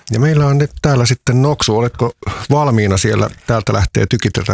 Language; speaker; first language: Finnish; native; Finnish